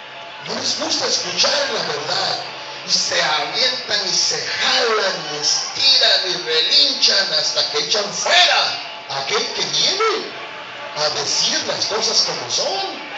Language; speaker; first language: Spanish; native; Spanish